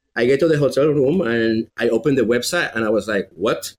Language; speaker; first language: English; non-native, fluent; Spanish